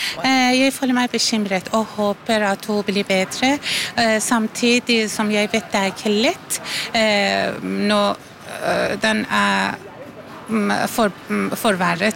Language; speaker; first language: Norwegian; non-native, fluent; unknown